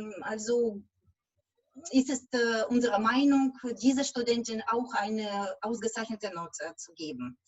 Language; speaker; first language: German; non-native, fluent; Russian